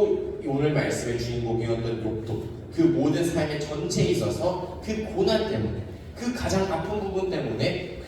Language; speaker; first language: Korean; native; Korean